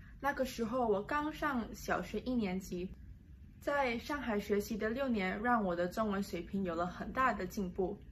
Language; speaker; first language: Chinese; non-native, local second language; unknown